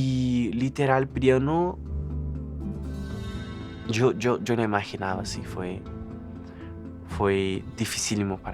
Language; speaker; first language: Spanish; non-native, fluent; Portuguese